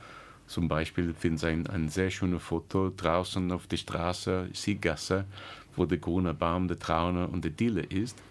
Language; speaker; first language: German; non-native, learner; English